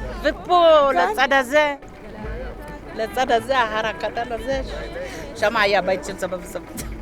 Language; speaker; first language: Hebrew; non-native, fluent; Amharic